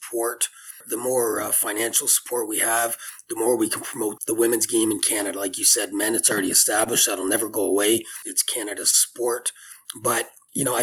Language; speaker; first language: English; native; English